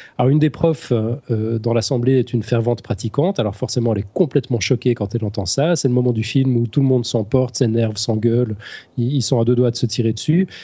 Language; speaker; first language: French; native; French